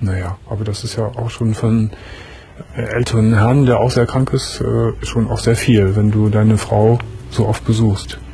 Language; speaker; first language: German; native; German